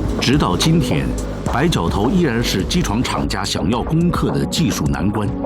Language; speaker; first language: Chinese; native; Chinese